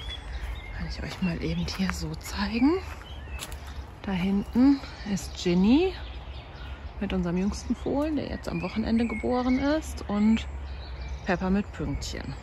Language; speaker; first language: German; native; German